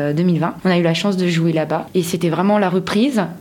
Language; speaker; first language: French; non-native, local second language; Malagasy